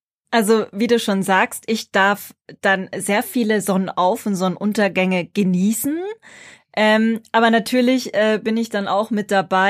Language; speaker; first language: German; native; German